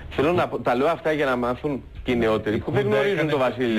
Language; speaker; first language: Greek; native; Greek